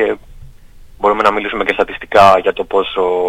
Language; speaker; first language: Greek; native; Greek